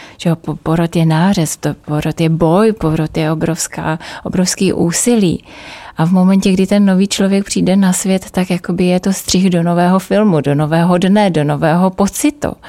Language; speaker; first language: Czech; native; Czech